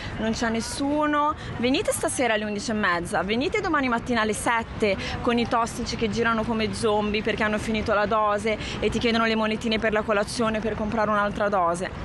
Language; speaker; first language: Italian; native; Italian